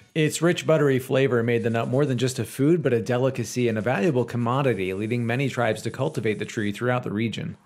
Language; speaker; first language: English; native; English